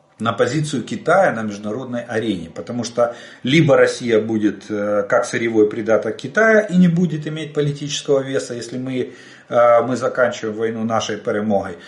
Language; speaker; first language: Russian; native; Russian